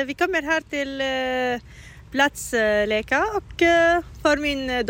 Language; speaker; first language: Swedish; non-native, learner; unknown